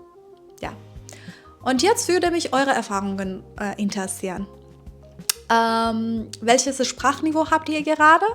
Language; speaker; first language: German; non-native, fluent; Persian